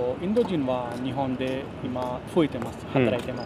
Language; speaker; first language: Japanese; non-native, learner; Hindi